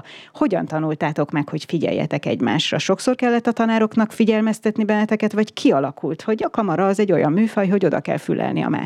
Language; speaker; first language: Hungarian; native; Hungarian